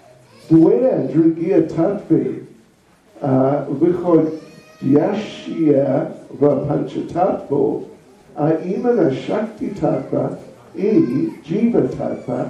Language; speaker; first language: Russian; non-native, learner; English